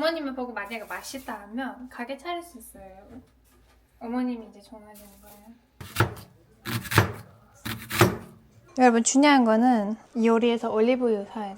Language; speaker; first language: Korean; non-native, learner; Turkish